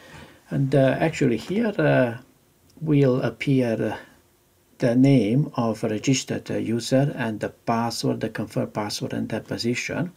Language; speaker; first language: English; non-native, fluent; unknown